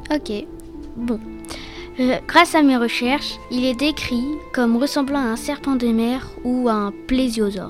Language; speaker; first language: French; native; French